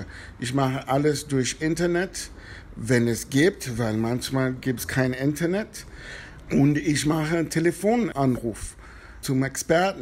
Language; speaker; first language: German; non-native, fluent; Spanish